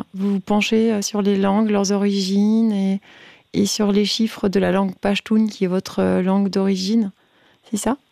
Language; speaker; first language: French; native; French